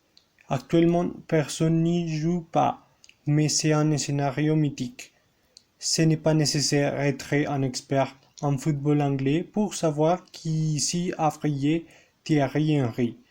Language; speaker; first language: French; non-native, learner; Spanish